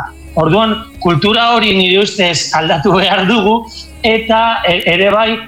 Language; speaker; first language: Basque; non-native, local second language; Spanish